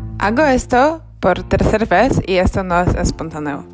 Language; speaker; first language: Spanish; non-native, learner; Polish